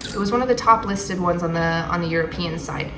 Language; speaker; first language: English; native; English